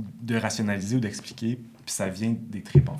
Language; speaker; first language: French; native; French